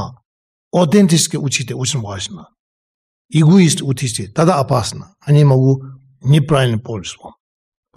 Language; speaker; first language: Russian; non-native, learner; Tibetan